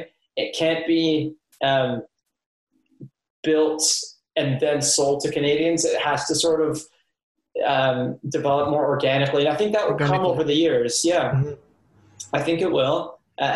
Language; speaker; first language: English; native; English